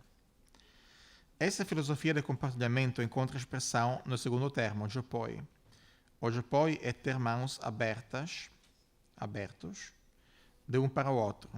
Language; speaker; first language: Portuguese; non-native, fluent; Italian